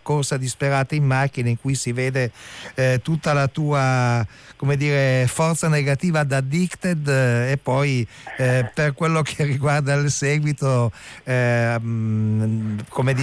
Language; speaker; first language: Italian; native; Italian